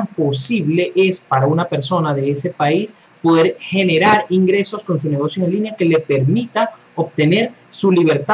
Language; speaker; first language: Spanish; native; Spanish